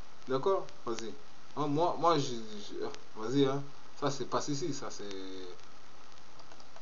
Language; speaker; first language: French; non-native, learner; Portuguese